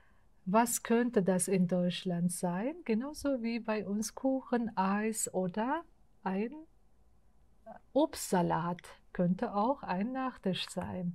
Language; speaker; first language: German; non-native, fluent; Uzbek